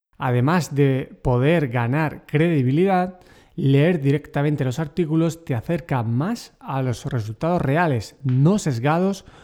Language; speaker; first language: Spanish; native; Spanish